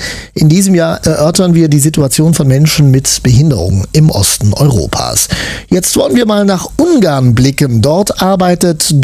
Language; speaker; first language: German; native; German